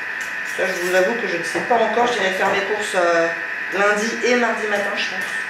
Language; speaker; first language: French; native; French